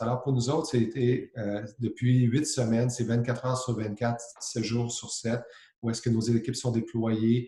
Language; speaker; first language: French; native; French